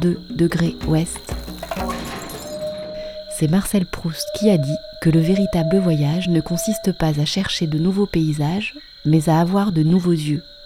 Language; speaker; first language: French; native; French